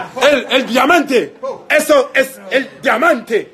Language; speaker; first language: Spanish; non-native, fluent; French